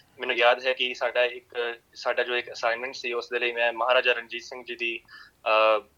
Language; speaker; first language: Punjabi; early bilingual, heritage; Punjabi